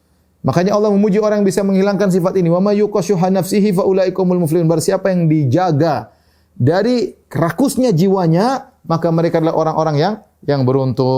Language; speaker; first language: Indonesian; native; Indonesian